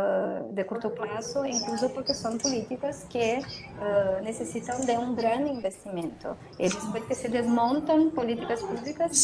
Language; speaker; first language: Spanish; non-native, local second language; Portuguese